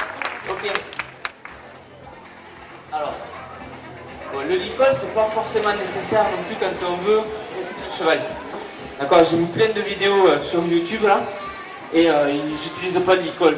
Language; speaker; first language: French; native; French